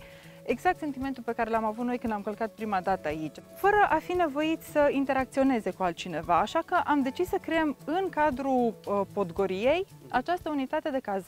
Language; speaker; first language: Romanian; native; Romanian